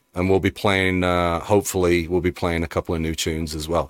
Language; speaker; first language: English; native; English